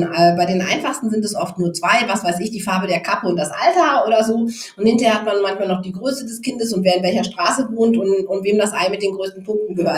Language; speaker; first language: German; native; German